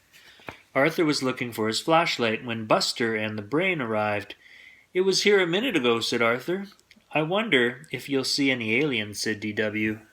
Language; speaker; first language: English; native; English